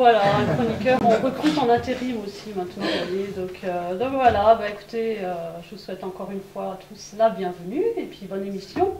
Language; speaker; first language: French; native; French